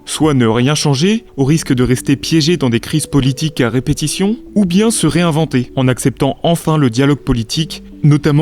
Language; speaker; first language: French; native; French